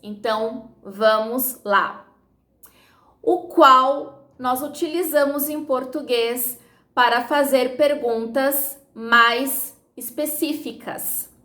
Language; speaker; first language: Portuguese; native; Portuguese